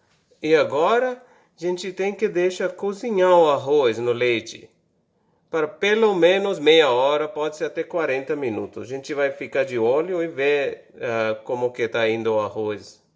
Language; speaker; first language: Portuguese; non-native, fluent; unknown